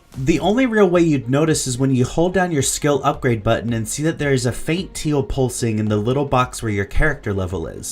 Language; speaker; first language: English; native; English